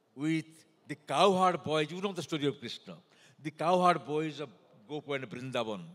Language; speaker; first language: English; non-native, local second language; Odia